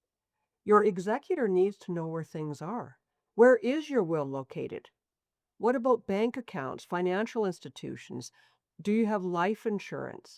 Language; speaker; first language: English; native; English